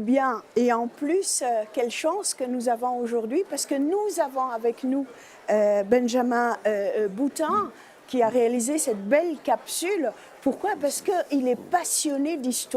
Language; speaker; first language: French; native; French